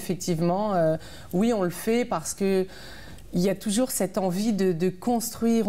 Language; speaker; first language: French; native; French